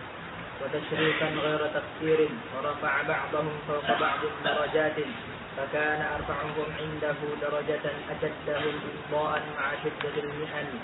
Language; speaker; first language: Arabic; non-native, learner; Indonesian